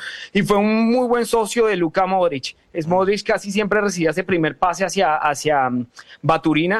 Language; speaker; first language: Spanish; native; Spanish